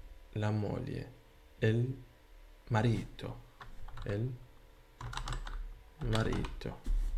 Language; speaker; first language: Italian; non-native, learner; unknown